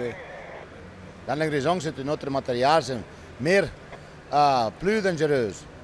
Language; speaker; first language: French; non-native, learner; Italian